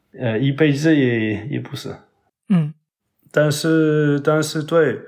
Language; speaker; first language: Chinese; non-native, fluent; French